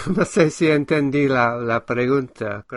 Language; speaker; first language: Spanish; non-native, fluent; English